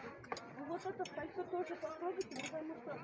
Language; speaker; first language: Russian; non-native, local second language; Kyrgyz